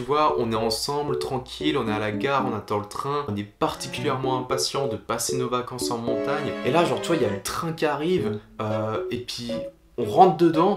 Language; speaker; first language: French; native; French